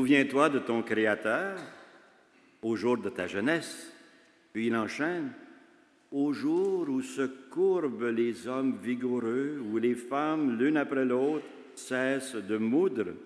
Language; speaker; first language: French; native; French